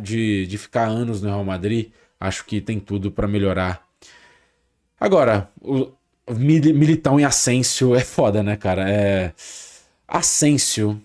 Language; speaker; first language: Portuguese; native; Portuguese